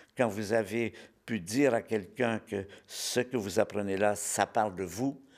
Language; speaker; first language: French; native; French